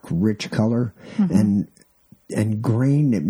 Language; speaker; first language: English; native; English